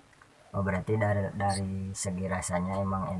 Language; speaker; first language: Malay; non-native, local second language; Sundanese